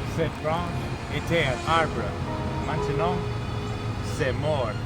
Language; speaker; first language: French; non-native, learner; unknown